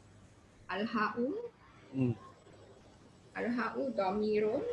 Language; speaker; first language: Arabic; non-native, learner; Malay